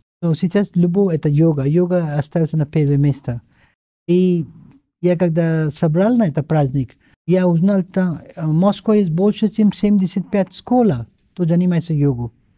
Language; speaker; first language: Russian; non-native, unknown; Hindi